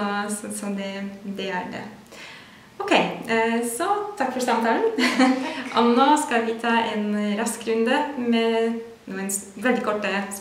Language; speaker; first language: Norwegian; non-native, fluent; Polish